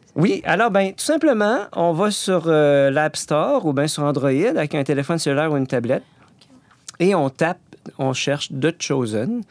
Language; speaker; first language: French; native; French